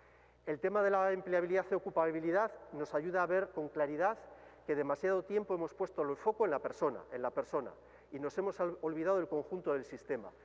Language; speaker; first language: Spanish; native; Spanish